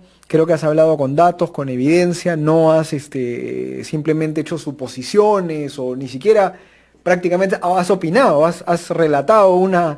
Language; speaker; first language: Spanish; native; Spanish